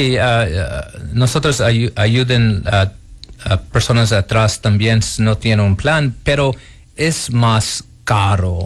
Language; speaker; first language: Spanish; non-native, learner; Portuguese